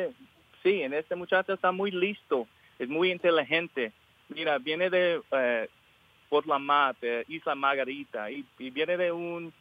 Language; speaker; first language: Spanish; early bilingual, heritage; English